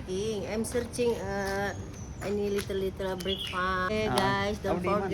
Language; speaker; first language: English; non-native, learner; Indonesian